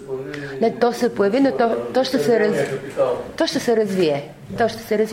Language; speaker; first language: Bulgarian; native; Bulgarian